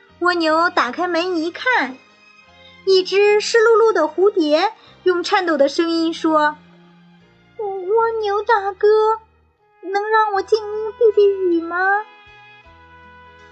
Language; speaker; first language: Chinese; native; Chinese